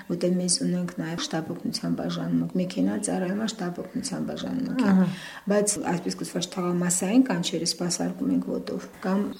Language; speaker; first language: Armenian; native; Armenian